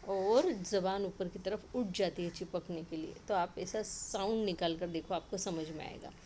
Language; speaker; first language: Hindi; non-native, local second language; Marathi